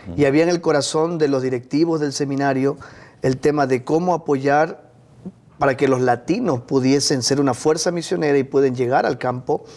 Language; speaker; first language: Spanish; native; Spanish